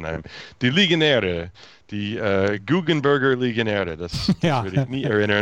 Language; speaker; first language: German; non-native, fluent; English